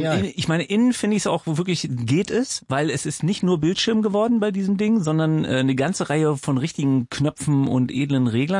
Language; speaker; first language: German; native; German